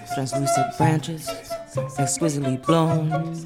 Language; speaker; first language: English; native; English